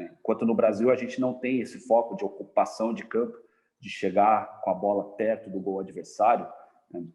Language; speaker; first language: Portuguese; native; Portuguese